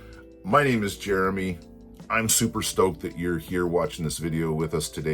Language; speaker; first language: English; native; English